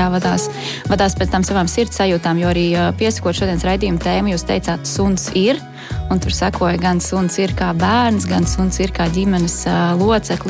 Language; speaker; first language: Latvian; native; Latvian